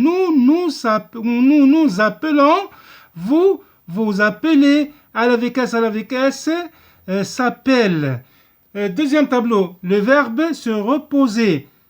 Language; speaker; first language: French; non-native, local second language; Arabic